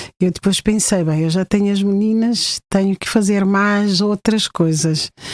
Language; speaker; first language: Portuguese; non-native, local second language; Kabuverdianu